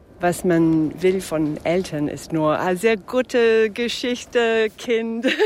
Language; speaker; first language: German; non-native, fluent; English